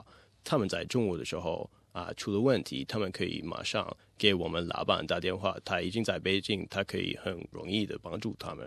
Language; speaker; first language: Chinese; non-native, fluent; English